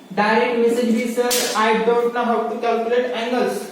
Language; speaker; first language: Hindi; non-native, local second language; Marathi